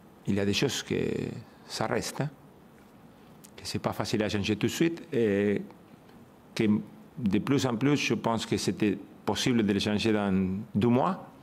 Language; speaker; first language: French; non-native, fluent; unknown